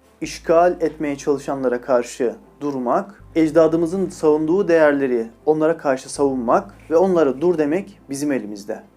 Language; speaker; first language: Turkish; native; Turkish